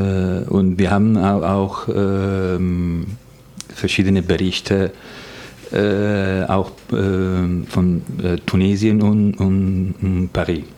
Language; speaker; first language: German; non-native, fluent; Italian